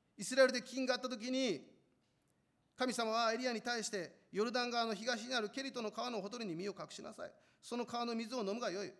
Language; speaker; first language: Japanese; non-native, fluent; Korean